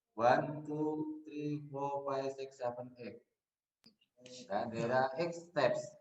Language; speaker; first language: English; non-native, learner; Indonesian